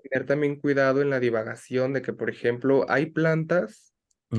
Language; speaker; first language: Spanish; native; Spanish